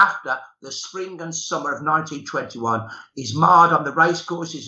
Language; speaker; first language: English; native; English